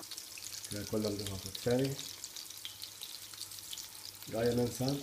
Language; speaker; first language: Swedish; non-native, learner; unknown